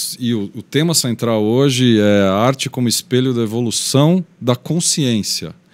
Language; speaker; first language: Portuguese; native; Portuguese